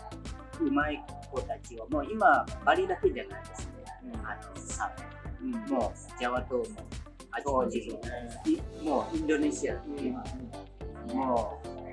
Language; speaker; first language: Japanese; non-native, fluent; Indonesian